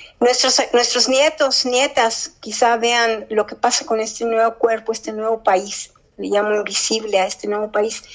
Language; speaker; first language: Spanish; early bilingual, heritage; Spanish